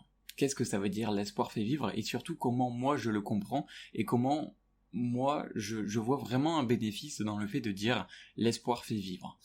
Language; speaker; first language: French; native; French